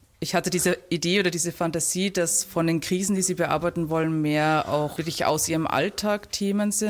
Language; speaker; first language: German; native; German